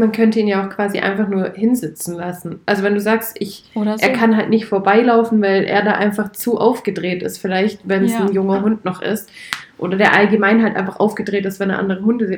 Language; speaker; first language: German; native; German